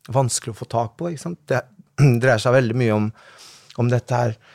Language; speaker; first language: Norwegian; early bilingual, other home language; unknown